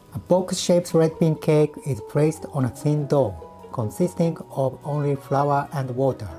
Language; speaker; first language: English; non-native, fluent; Japanese